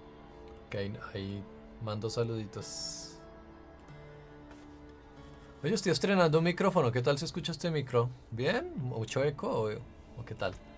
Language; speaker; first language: Spanish; native; Spanish